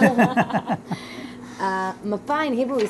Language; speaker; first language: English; non-native, fluent; Hebrew